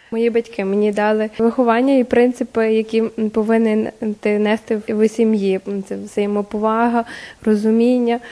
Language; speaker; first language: Ukrainian; native; Ukrainian